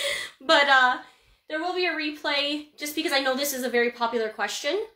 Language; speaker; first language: English; native; English